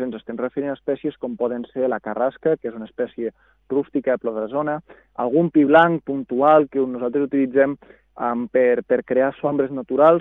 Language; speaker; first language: Catalan; native; Catalan